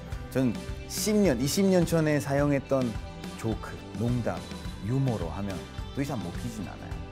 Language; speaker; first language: Korean; non-native, fluent; Spanish